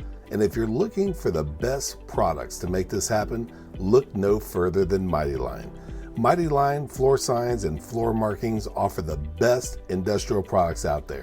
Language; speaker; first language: English; native; English